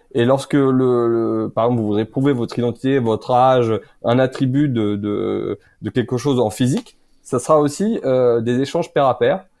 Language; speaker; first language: French; native; French